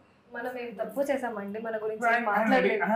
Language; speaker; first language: Telugu; non-native, fluent; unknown